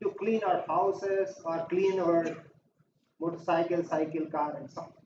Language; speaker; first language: English; non-native, local second language; Hindi